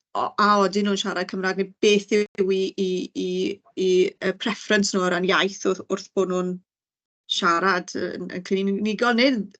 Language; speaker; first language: Welsh; native; Welsh